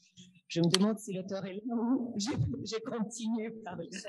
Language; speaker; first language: French; non-native, fluent; Russian